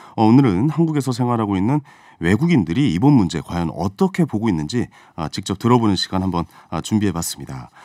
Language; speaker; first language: Korean; native; Korean